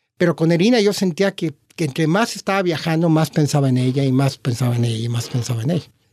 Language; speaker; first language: Spanish; native; Spanish